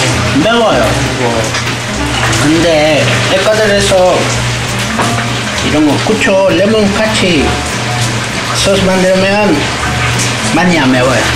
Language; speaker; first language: Korean; non-native, learner; Spanish